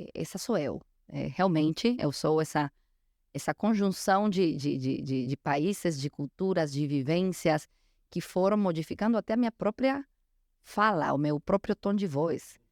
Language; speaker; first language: Portuguese; non-native, fluent; Spanish